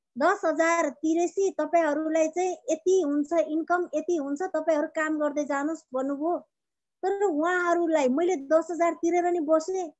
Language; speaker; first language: Nepali; native; Nepali